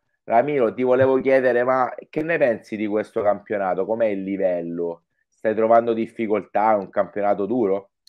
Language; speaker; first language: Italian; native; Italian